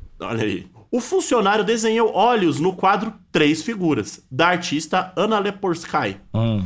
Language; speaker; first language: Portuguese; native; Portuguese